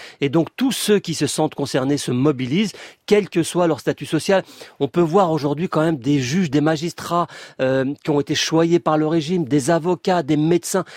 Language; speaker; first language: French; native; French